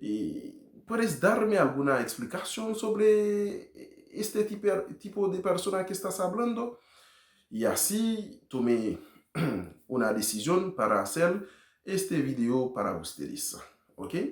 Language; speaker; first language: Spanish; non-native, learner; Haitian Creole